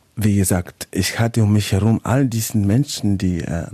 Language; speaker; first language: German; non-native, fluent; Spanish